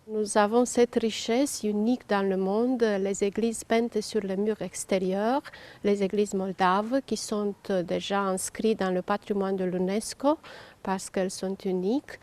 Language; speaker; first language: French; non-native, fluent; Romanian